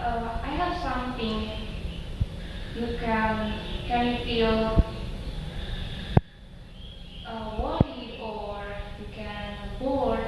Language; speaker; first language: English; non-native, learner; Indonesian